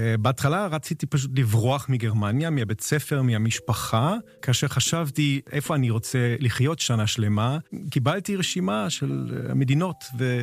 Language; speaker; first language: Hebrew; non-native, fluent; German